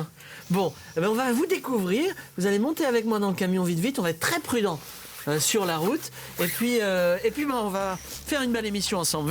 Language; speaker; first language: French; native; French